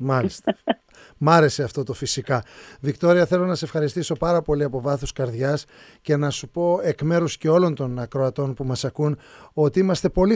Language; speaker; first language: Greek; native; Greek